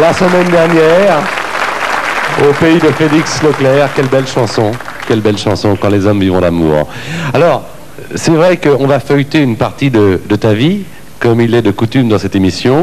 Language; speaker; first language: French; native; French